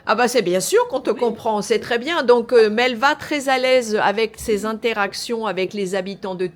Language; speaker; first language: French; native; French